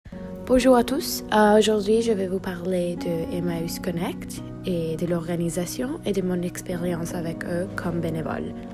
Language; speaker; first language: French; non-native, fluent; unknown